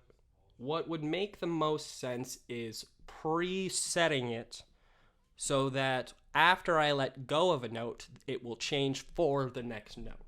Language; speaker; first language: English; native; English